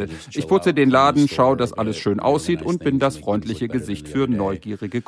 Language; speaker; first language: German; native; German